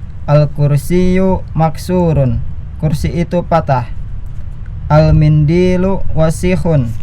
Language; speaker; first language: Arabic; non-native, learner; Indonesian